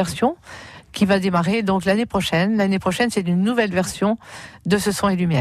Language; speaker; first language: French; native; French